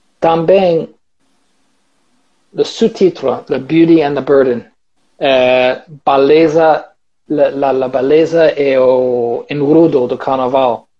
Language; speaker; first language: Portuguese; non-native, learner; English